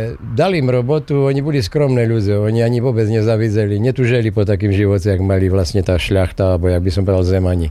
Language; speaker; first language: Slovak; native; Slovak